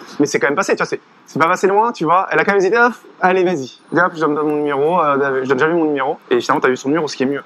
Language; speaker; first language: French; native; French